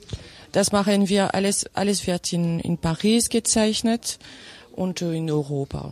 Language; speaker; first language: German; non-native, fluent; French